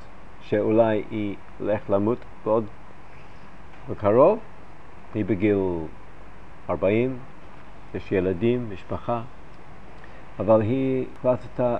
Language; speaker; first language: Hebrew; non-native, fluent; English